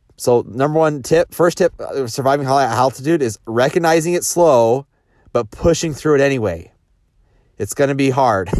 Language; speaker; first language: English; native; English